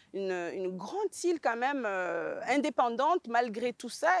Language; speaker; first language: French; native; French